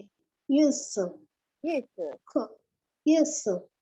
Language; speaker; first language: Chinese; non-native, learner; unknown